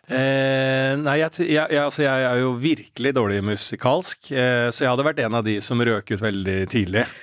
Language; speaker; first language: Norwegian; native; Norwegian